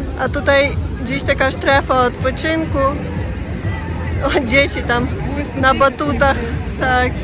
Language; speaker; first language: Polish; non-native, learner; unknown